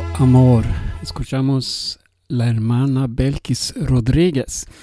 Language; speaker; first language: Spanish; non-native, learner; Swedish